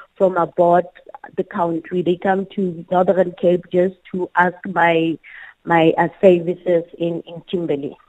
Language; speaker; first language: English; non-native, local second language; Southern Sotho